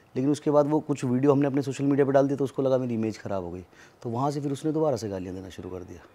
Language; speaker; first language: Hindi; native; Hindi